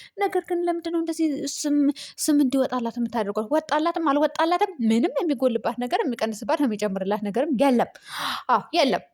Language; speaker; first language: Amharic; native; Amharic